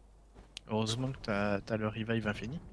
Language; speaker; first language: French; native; French